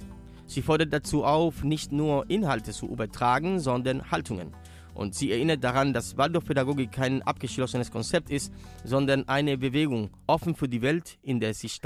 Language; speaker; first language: German; native; German